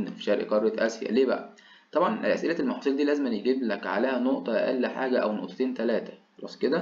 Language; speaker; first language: Arabic; native; Arabic